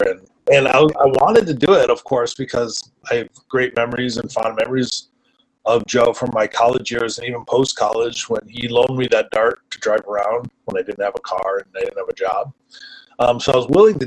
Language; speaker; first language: English; native; English